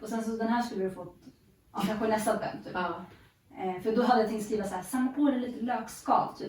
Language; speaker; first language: Swedish; native; Swedish